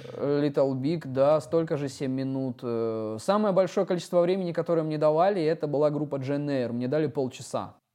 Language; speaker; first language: Russian; native; Russian